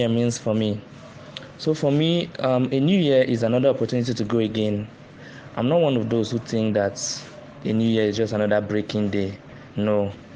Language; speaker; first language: English; non-native, local second language; Igbo